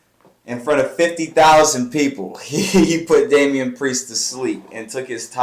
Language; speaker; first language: English; native; English